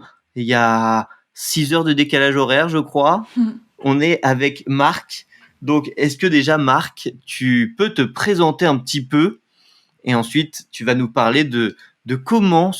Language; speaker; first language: French; native; French